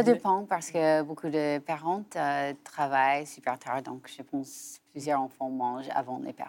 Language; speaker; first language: French; non-native, learner; English